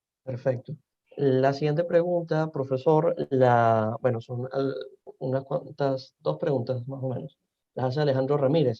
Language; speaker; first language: Spanish; native; Spanish